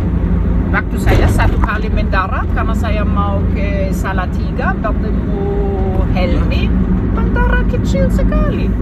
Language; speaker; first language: Indonesian; non-native, fluent; German